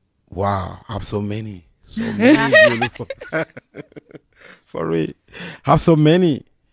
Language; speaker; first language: English; non-native, fluent; Lingala